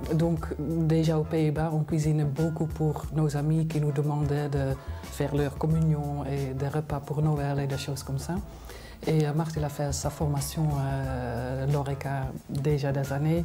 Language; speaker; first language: French; non-native, fluent; Dutch